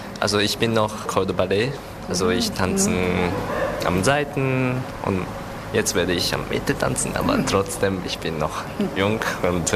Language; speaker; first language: German; non-native, learner; Japanese